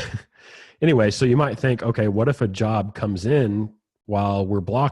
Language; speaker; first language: English; native; English